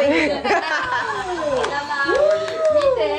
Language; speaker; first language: Portuguese; native; Portuguese